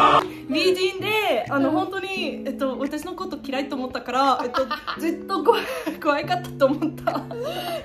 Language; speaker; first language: Japanese; non-native, fluent; English